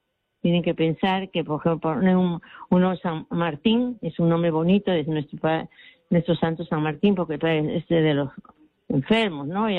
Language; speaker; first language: Spanish; native; Spanish